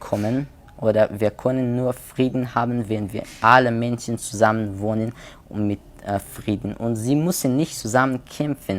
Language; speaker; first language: German; non-native, learner; Hazaragi